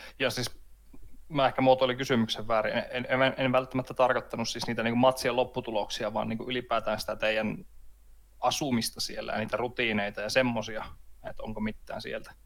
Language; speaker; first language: Finnish; native; Finnish